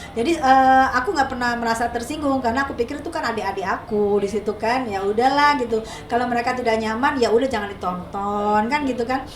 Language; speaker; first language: Indonesian; native; Indonesian